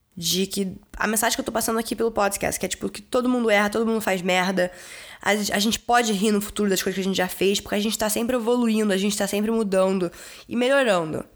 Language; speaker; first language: Portuguese; early bilingual, heritage; Portuguese